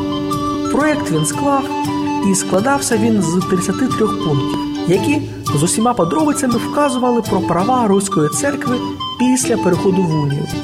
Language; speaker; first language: Ukrainian; native; Ukrainian